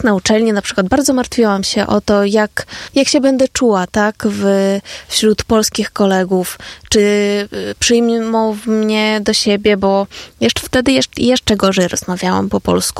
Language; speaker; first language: Polish; non-native, fluent; Ukrainian